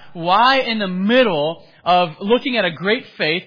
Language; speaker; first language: English; native; English